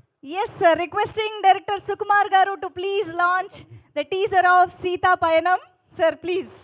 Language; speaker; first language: Telugu; native; Telugu